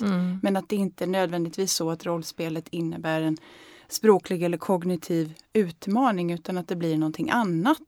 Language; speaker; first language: Swedish; native; Swedish